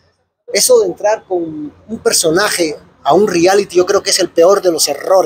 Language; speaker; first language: Spanish; native; Spanish